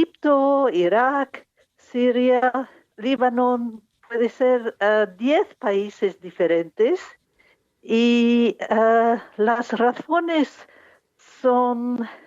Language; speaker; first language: Spanish; non-native, fluent; English